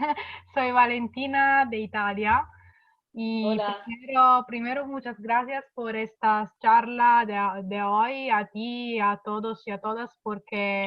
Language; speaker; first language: Spanish; non-native, fluent; Italian